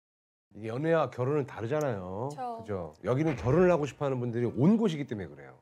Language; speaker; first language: Korean; native; Korean